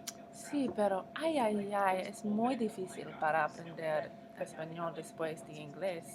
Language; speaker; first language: Spanish; non-native, learner; English